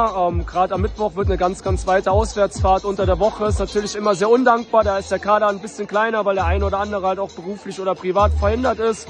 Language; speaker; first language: German; native; German